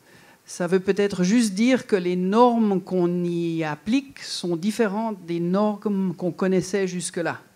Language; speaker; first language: French; native; French